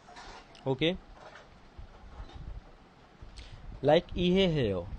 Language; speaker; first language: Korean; non-native, fluent; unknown